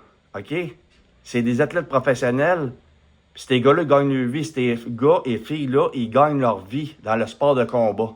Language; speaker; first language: French; native; French